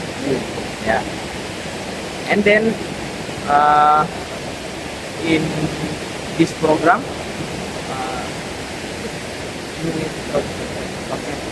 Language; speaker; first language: English; non-native, learner; Indonesian